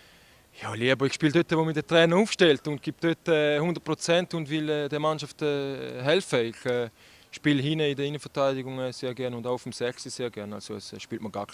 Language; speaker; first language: German; native; German